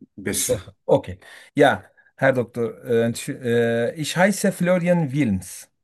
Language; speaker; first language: German; non-native, learner; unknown